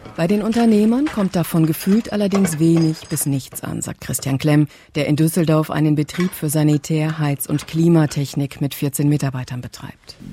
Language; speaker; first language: German; native; German